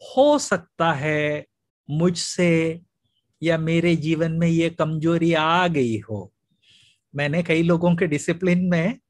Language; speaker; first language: Hindi; non-native, local second language; Malayalam